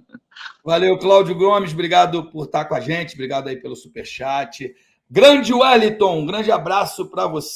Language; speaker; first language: Portuguese; native; Portuguese